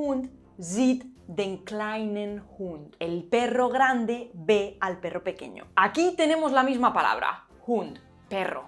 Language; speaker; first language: Spanish; native; Spanish